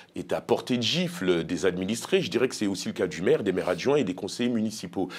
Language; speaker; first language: French; native; French